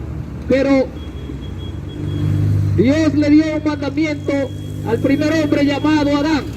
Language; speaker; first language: Spanish; native; Spanish